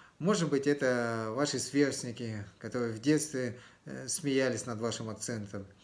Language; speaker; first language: Russian; native; Russian